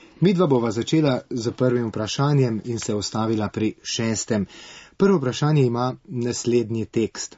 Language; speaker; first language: Slovenian; native; Slovenian